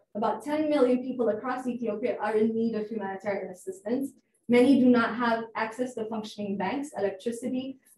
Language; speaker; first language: English; non-native, fluent; Amharic